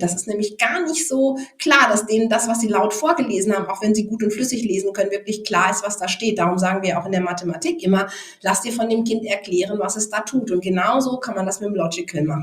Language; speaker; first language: German; native; German